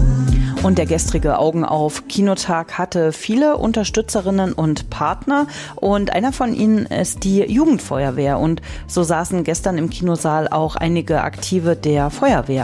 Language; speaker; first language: German; native; German